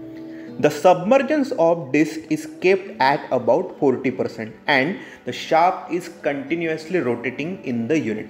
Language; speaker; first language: English; non-native, local second language; Hindi